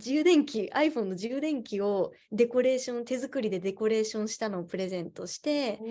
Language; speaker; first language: Japanese; native; Japanese